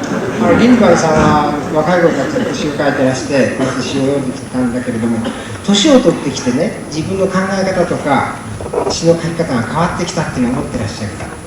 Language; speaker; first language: Japanese; native; Japanese